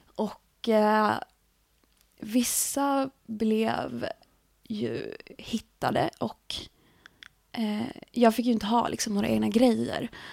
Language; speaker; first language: Swedish; native; Swedish